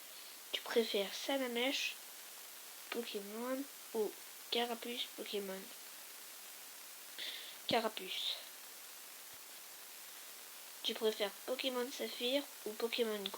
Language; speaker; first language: French; native; French